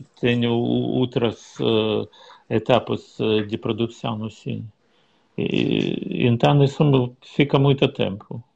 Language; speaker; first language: Portuguese; non-native, learner; Russian